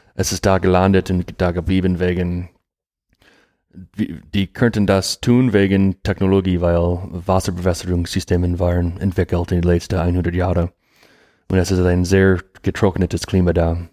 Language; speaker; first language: German; non-native, learner; English